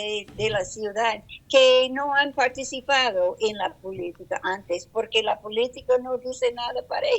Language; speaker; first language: Spanish; non-native, learner; English